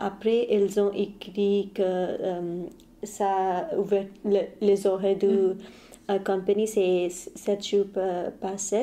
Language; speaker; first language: French; non-native, learner; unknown